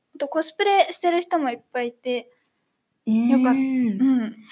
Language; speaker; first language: Japanese; native; Japanese